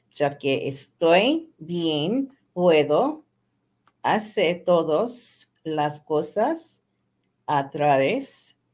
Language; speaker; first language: Spanish; non-native, learner; English